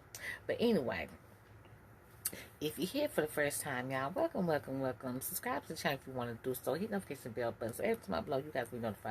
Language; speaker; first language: English; native; English